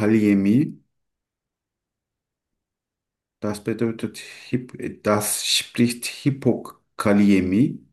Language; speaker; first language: German; non-native, learner; Turkish